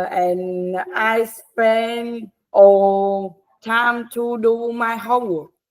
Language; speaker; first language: English; non-native, learner; Vietnamese